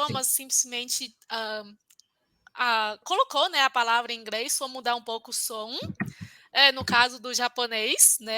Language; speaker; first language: Portuguese; non-native, fluent; Chinese